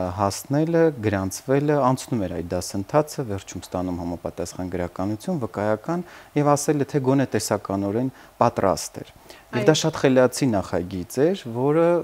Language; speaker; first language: Armenian; native; Armenian